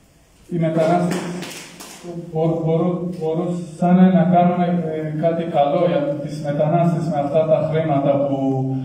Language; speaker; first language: Greek; non-native, learner; Kurdish